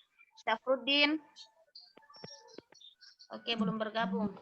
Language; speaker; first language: Indonesian; non-native, local second language; Buginese